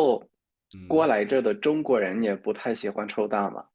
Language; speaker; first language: Chinese; non-native, fluent; Spanish